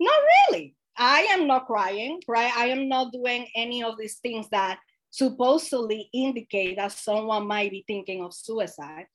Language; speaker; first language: English; non-native, fluent; Spanish